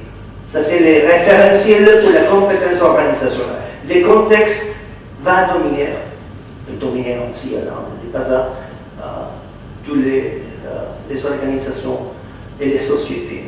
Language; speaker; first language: French; non-native, fluent; Catalan